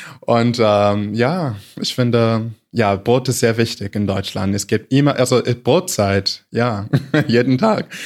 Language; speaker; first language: German; non-native, fluent; English